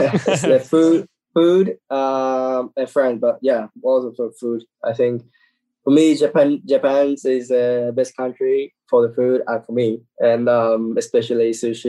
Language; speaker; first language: English; non-native, learner; Japanese